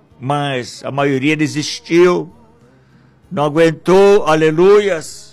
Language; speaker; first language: Portuguese; native; Portuguese